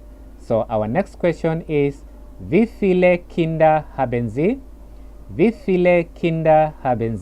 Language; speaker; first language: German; non-native, learner; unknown